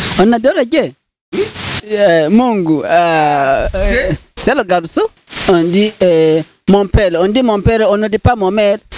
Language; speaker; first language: French; non-native, local second language; Rundi